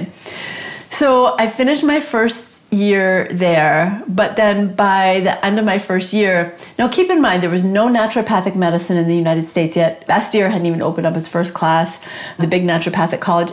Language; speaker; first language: English; native; English